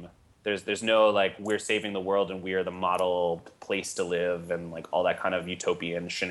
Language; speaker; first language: English; native; English